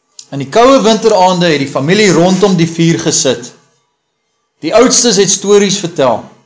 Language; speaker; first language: Afrikaans; early bilingual, heritage; Afrikaans